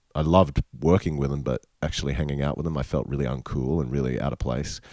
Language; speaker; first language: English; native; English